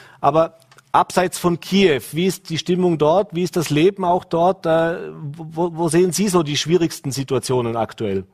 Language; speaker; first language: German; native; German